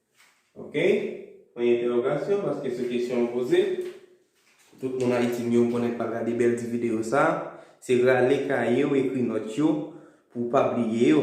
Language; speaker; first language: French; non-native, local second language; Haitian Creole